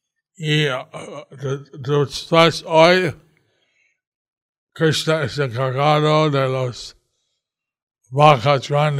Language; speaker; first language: Spanish; non-native, learner; English